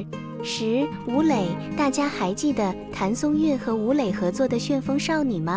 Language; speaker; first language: Chinese; native; Chinese